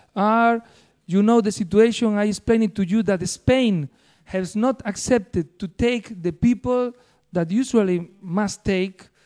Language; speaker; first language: English; non-native, learner; Spanish